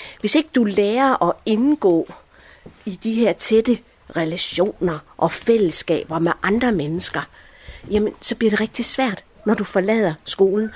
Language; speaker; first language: Danish; early bilingual, other home language; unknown